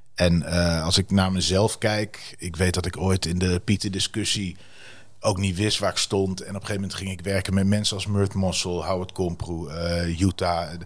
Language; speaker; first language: Dutch; native; Dutch